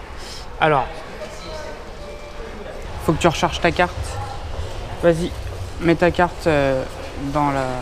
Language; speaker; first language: French; native; French